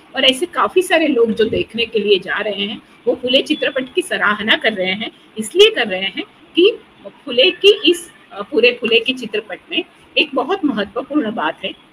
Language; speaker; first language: Hindi; non-native, local second language; Marathi